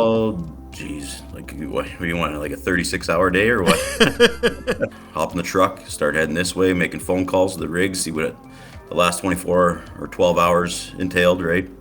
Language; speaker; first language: English; native; English